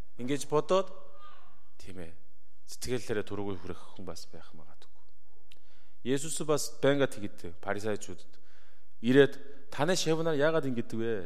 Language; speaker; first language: Mongolian; non-native, fluent; Korean